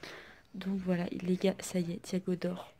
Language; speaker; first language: French; native; French